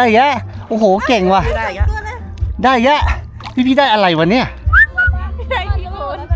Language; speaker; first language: Thai; native; Thai